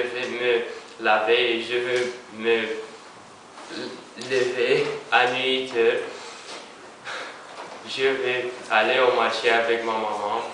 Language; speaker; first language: French; non-native, learner; Romanian